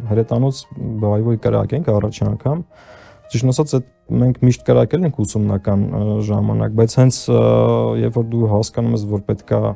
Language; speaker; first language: Armenian; early bilingual, heritage; Armenian